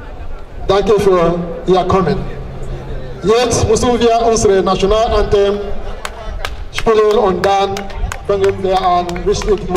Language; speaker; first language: German; non-native, fluent; Igbo